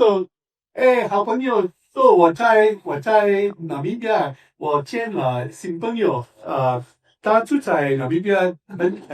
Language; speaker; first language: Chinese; non-native, learner; English